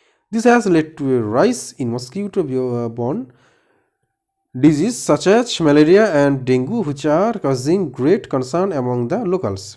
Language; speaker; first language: English; non-native, local second language; Bangla